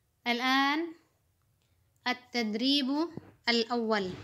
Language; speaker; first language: Arabic; non-native, fluent; Indonesian